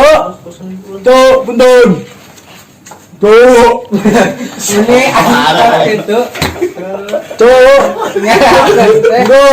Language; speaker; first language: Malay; non-native, local second language; Sundanese